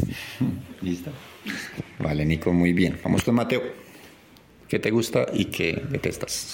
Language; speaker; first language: Spanish; native; Spanish